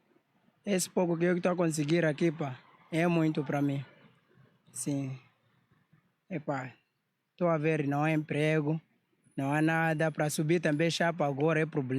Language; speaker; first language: Portuguese; non-native, local second language; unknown